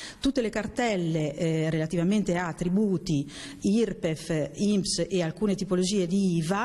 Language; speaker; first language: Italian; native; Italian